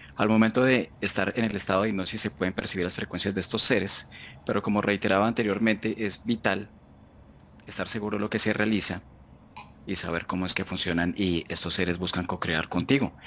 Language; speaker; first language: Spanish; native; Spanish